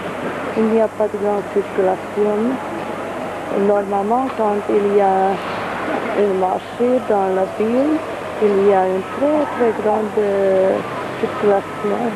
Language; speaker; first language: French; non-native, fluent; Hungarian